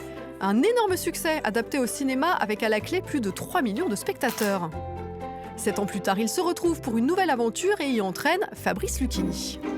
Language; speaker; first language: French; native; French